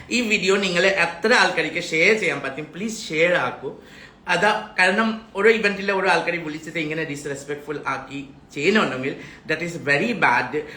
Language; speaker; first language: Malayalam; non-native, fluent; Assamese